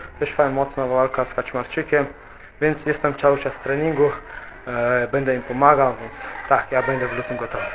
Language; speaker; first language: Polish; non-native, fluent; Chechen